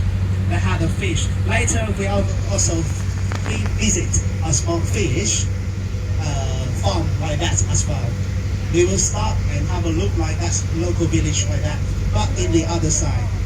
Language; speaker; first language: English; non-native, fluent; Vietnamese